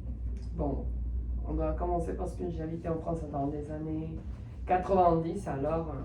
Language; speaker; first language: French; non-native, fluent; Spanish